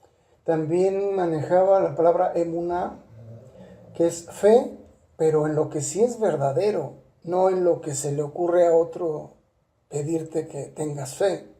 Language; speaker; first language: Spanish; native; Spanish